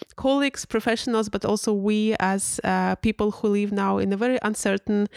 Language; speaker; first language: English; non-native, fluent; Russian